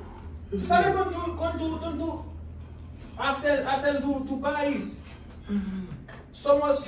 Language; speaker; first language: Spanish; non-native, learner; Haitian Creole